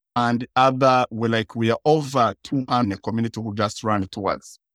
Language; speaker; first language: English; early bilingual, other home language; Kinyarwanda